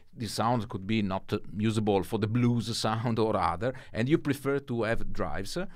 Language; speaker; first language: English; non-native, fluent; Italian